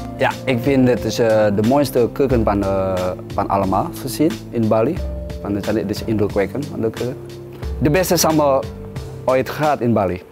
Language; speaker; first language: Dutch; non-native, learner; Indonesian